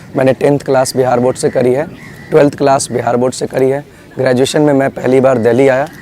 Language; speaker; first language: Hindi; native; Hindi